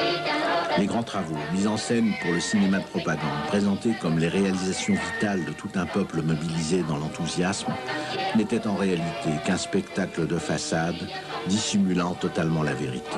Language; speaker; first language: French; native; French